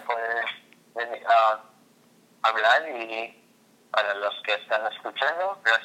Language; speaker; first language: Spanish; non-native, fluent; English